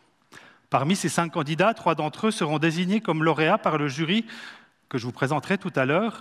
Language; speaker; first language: French; native; French